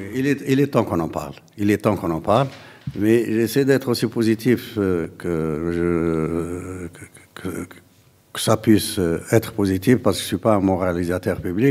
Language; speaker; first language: French; non-native, local second language; Arabic